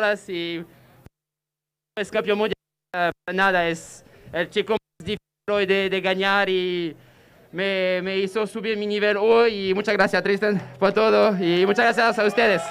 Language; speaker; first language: Spanish; non-native, fluent; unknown